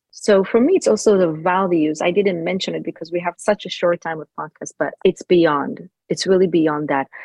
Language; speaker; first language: English; non-native, fluent; Hebrew